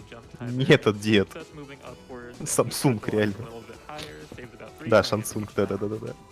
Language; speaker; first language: Russian; native; Russian